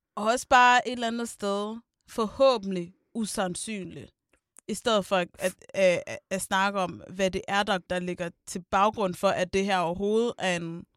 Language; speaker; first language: Danish; native; Danish